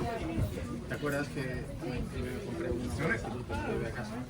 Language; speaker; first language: Spanish; native; Spanish